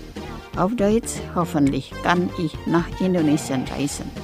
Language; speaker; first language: German; non-native, fluent; Indonesian